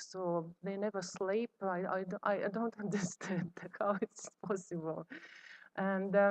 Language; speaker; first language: English; non-native, fluent; Russian